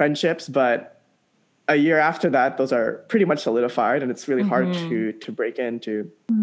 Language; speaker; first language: English; native; English